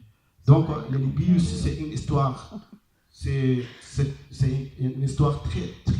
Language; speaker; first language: French; non-native, learner; Arabic